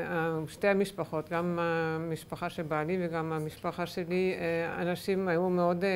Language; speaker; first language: Hebrew; non-native, fluent; German